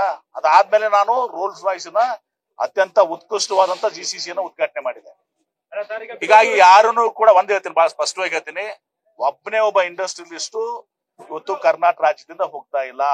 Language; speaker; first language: Kannada; native; Kannada